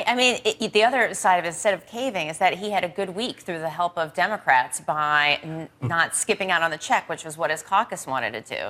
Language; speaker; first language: English; native; English